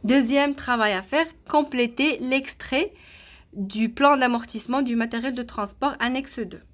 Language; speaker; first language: French; non-native, local second language; Arabic